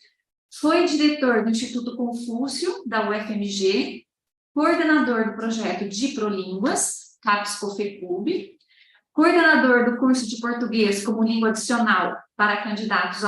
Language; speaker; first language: Portuguese; native; Portuguese